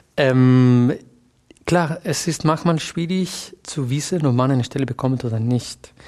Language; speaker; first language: German; non-native, fluent; Catalan